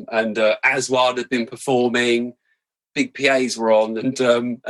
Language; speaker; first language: English; native; English